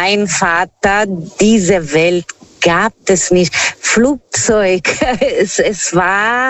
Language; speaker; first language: German; non-native, learner; Portuguese